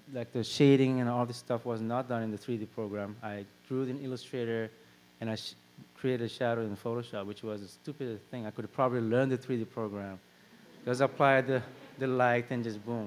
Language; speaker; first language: English; non-native, fluent; Korean